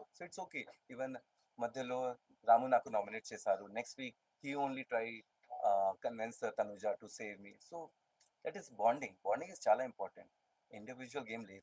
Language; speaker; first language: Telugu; non-native, learner; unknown